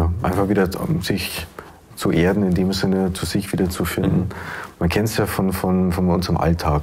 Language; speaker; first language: German; native; German